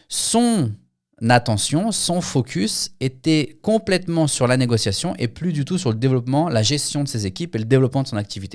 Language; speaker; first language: French; native; French